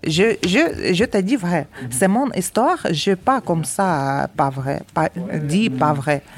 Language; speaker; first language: French; non-native, learner; Ukrainian